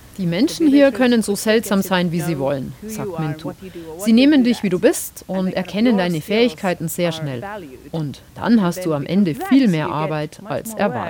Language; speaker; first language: German; native; German